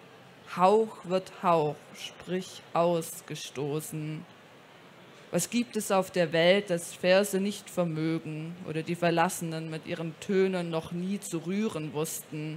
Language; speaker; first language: German; native; German